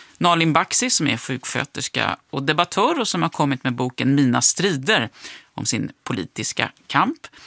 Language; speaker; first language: Swedish; native; Swedish